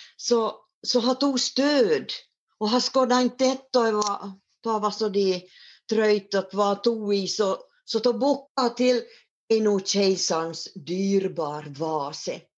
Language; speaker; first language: Swedish; native; Swedish